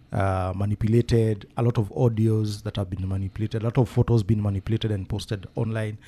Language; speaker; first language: English; non-native, local second language; Kikuyu